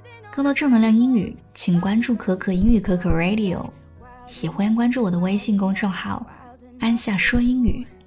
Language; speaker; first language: Chinese; native; Chinese